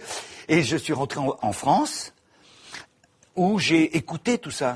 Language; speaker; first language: French; native; French